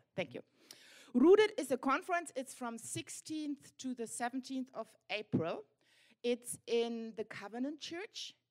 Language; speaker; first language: English; non-native, fluent; German